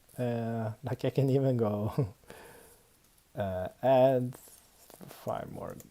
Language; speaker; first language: English; non-native, fluent; Swedish